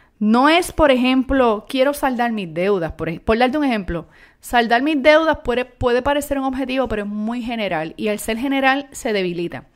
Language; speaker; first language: Spanish; native; Spanish